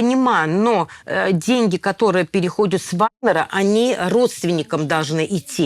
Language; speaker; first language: Russian; native; Russian